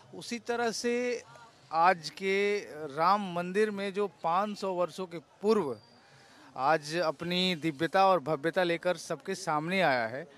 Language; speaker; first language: Hindi; native; Hindi